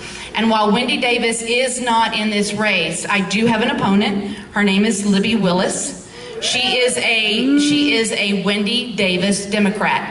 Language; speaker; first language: English; native; English